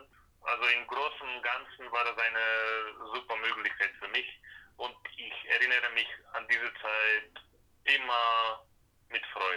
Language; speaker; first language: German; non-native, fluent; Slovak